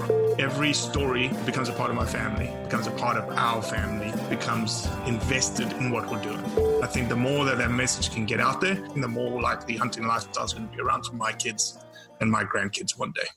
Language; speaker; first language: English; native; English